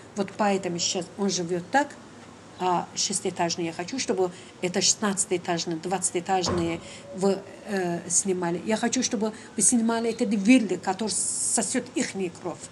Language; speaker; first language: Russian; non-native, local second language; Azerbaijani